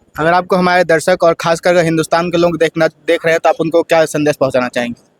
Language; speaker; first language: Hindi; native; Hindi